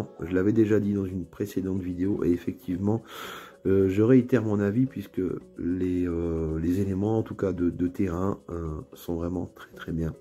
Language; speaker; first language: French; native; French